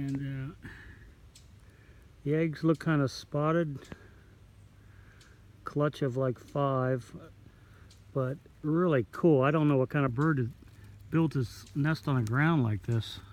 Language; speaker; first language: English; native; English